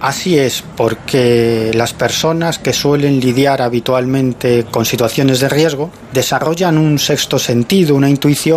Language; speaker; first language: Spanish; native; Spanish